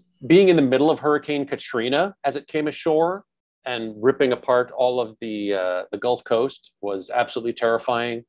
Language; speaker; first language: English; native; English